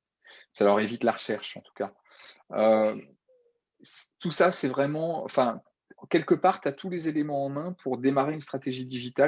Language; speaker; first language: French; native; French